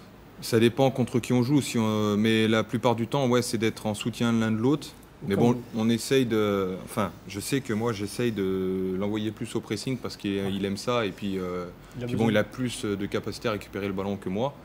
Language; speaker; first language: French; native; French